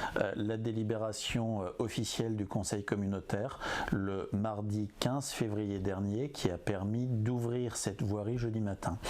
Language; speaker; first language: French; native; French